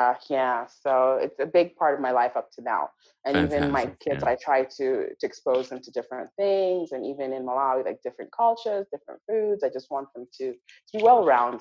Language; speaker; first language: English; native; English